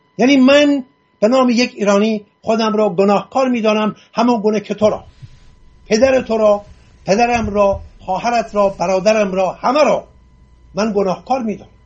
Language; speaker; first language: Persian; non-native, local second language; Assyrian Neo-Aramaic